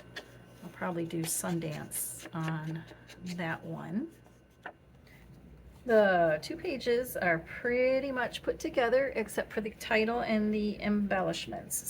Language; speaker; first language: English; native; English